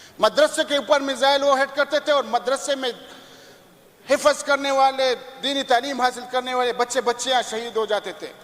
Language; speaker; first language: Urdu; non-native, local second language; Pashto